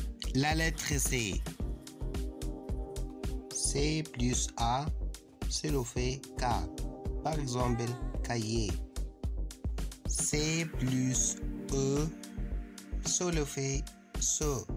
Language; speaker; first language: French; non-native, fluent; Arabic